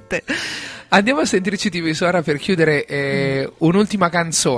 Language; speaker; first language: Italian; native; Italian